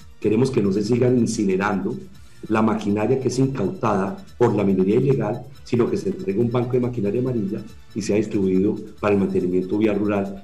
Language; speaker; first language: Spanish; native; Spanish